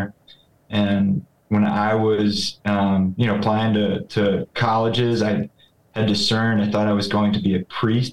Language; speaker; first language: English; native; English